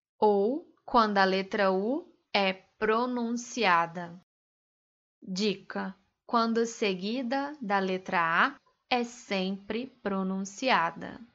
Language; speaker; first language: Portuguese; native; Portuguese